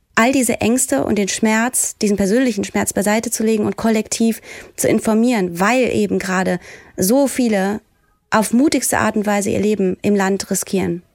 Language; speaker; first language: German; early bilingual, other home language; Persian